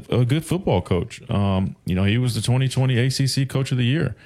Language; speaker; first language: English; native; English